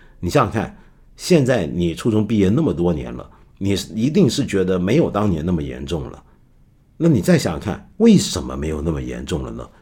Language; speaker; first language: Chinese; non-native, local second language; Cantonese